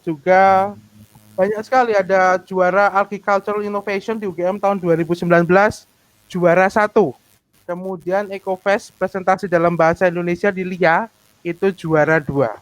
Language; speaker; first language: Indonesian; native; Indonesian